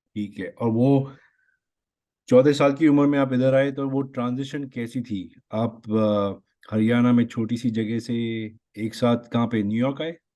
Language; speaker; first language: Hindi; native; Hindi